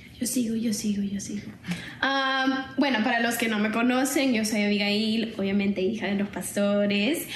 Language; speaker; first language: Spanish; early bilingual, other home language; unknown